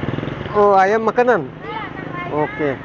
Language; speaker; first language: Indonesian; non-native, learner; Bangla